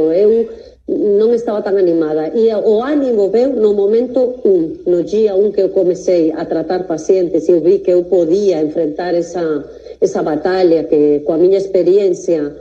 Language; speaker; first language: Portuguese; non-native, fluent; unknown